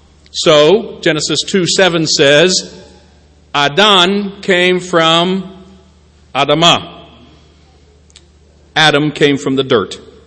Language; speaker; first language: English; native; English